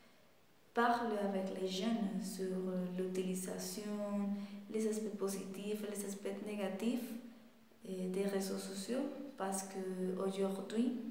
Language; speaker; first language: French; non-native, fluent; Spanish